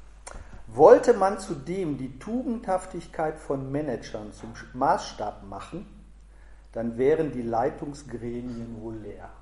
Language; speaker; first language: German; native; German